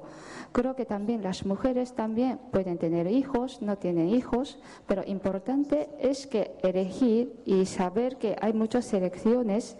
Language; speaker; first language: Spanish; non-native, fluent; Japanese